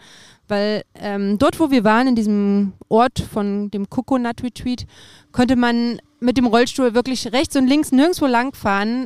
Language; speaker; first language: German; native; German